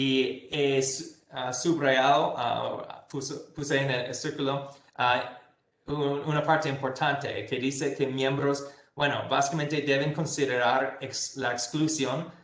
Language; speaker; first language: Spanish; non-native, fluent; English